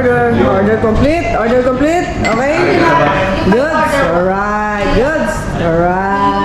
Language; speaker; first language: English; non-native, local second language; Filipino